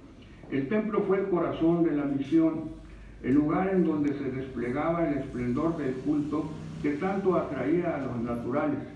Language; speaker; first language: Spanish; native; Spanish